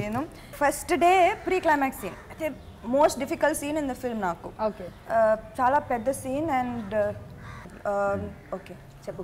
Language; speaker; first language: Telugu; non-native, fluent; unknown